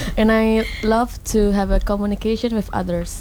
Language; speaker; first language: English; non-native, learner; Indonesian